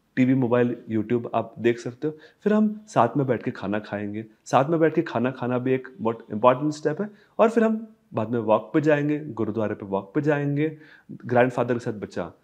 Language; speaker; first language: Hindi; native; Hindi